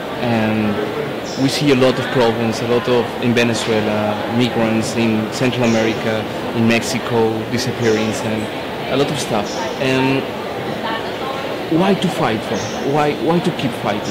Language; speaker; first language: English; non-native, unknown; Spanish